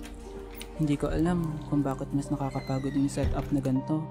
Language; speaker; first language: Filipino; native; Filipino